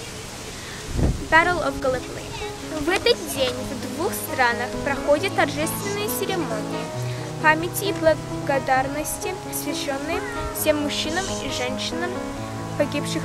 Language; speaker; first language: Russian; early bilingual, heritage; Russian